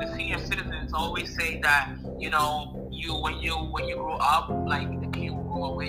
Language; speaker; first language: English; non-native, fluent; Italian